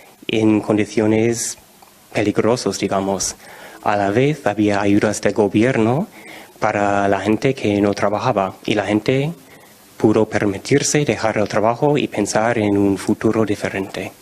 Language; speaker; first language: Spanish; non-native, fluent; English